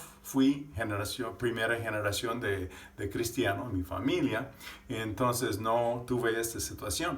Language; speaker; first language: Spanish; non-native, fluent; English